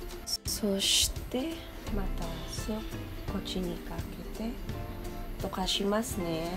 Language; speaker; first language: Japanese; non-native, fluent; Filipino